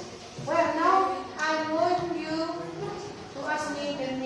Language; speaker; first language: English; non-native, learner; Indonesian